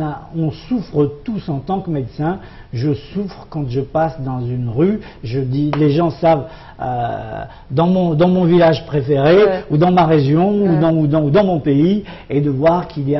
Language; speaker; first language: French; non-native, local second language; Arabic